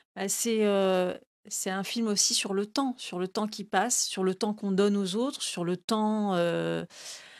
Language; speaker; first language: French; native; French